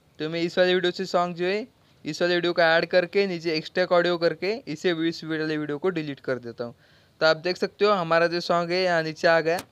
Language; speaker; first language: Hindi; non-native, local second language; Marathi